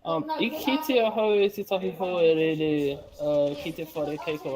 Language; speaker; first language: Māori; non-native, local second language; English